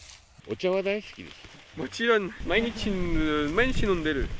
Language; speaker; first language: Japanese; non-native, fluent; French